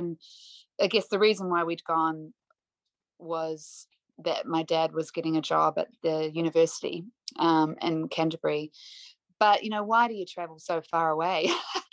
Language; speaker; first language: English; native; English